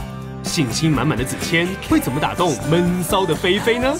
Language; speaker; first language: Chinese; native; Chinese